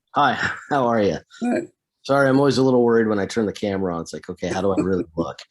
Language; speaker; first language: English; native; English